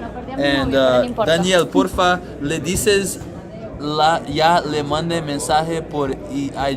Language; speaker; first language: Spanish; non-native, learner; English